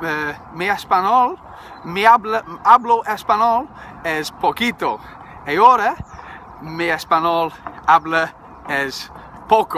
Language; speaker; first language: Spanish; non-native, learner; English